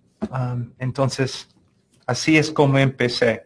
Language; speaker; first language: Spanish; non-native, fluent; English